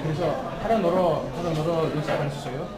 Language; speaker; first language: Korean; non-native, learner; English